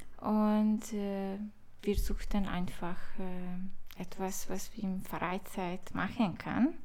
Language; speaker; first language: German; non-native, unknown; Hungarian